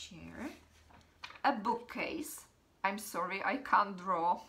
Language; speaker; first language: English; non-native, fluent; Czech